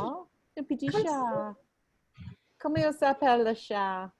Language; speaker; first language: French; non-native, fluent; English